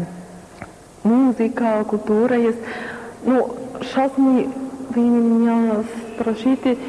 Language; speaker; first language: Russian; non-native, learner; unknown